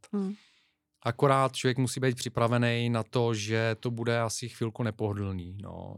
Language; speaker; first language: Czech; non-native, fluent; Bulgarian